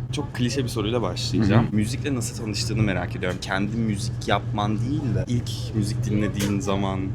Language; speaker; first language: Turkish; native; Turkish